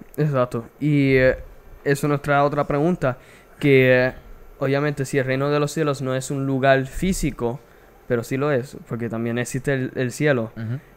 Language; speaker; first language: Spanish; early bilingual, heritage; Spanish